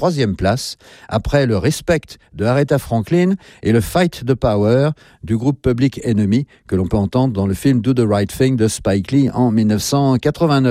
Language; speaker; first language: French; native; French